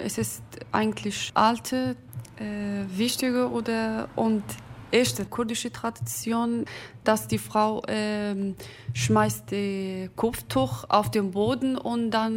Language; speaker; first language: German; non-native, learner; Kurdish